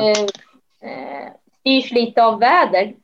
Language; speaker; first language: Swedish; native; Swedish